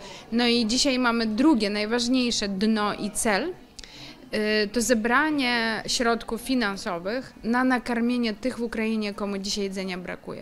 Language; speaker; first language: Polish; non-native, fluent; Ukrainian